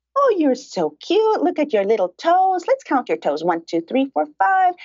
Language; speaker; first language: English; early bilingual, other home language; Spanish